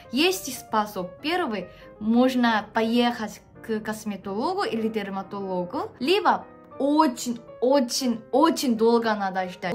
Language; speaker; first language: Russian; non-native, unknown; Korean